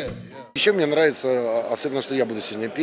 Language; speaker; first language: Russian; native; Russian